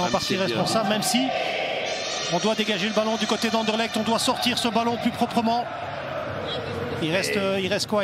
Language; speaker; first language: French; native; French